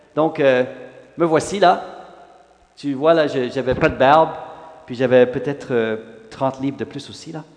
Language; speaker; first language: French; non-native, local second language; English